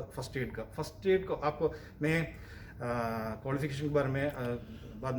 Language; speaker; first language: Hindi; non-native, local second language; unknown